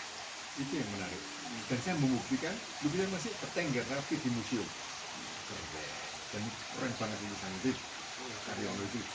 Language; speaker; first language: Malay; non-native, local second language; Javanese